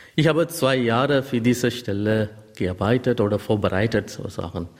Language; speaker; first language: German; non-native, learner; Tamil